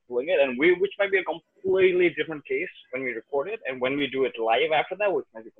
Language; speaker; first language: English; non-native, local second language; Nepali